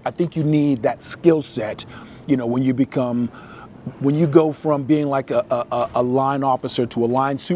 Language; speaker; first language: English; native; English